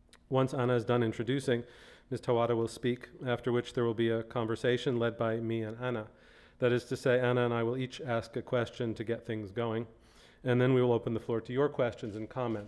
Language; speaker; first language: English; native; English